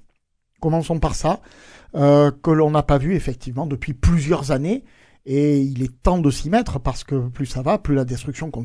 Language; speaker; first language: French; native; French